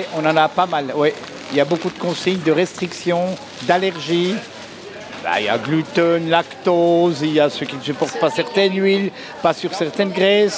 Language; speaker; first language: French; native; French